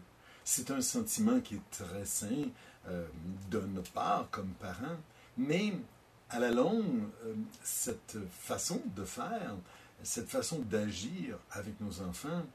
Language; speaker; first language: French; native; French